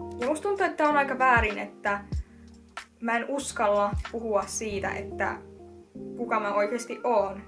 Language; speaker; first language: Finnish; early bilingual, other home language; Russian